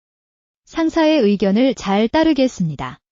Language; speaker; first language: Korean; non-native, learner; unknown